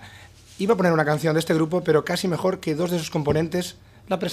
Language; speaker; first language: Spanish; native; Spanish